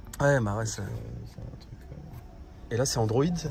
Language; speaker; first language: French; native; French